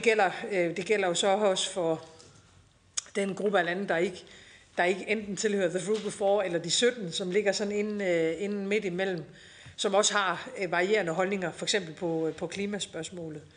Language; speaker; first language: Danish; native; Danish